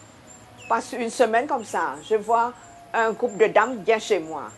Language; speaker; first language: French; non-native, local second language; Hakka Chinese